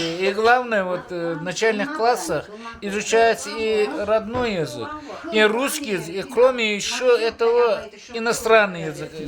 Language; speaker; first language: Russian; non-native, local second language; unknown